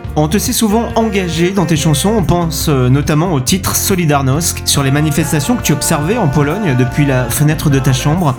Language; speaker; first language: French; native; French